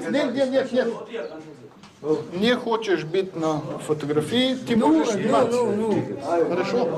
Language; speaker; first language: Russian; non-native, learner; French